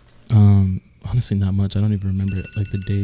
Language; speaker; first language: English; native; English